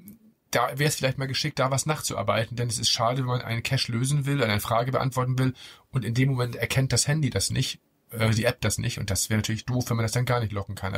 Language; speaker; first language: German; native; German